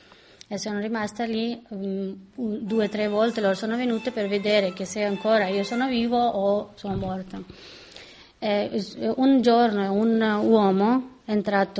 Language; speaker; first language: Italian; non-native, learner; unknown